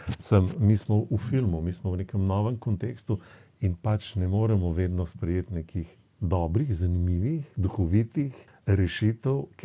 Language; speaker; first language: Slovenian; native; Slovenian